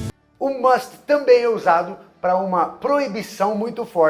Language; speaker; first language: Portuguese; non-native, fluent; English